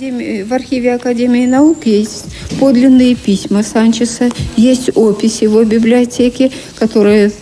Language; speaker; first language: Russian; native; Russian